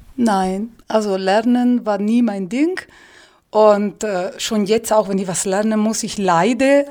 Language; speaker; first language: German; non-native, fluent; Italian